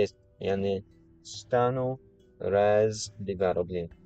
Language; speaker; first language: Russian; non-native, learner; English